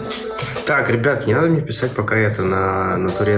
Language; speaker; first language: Russian; native; Russian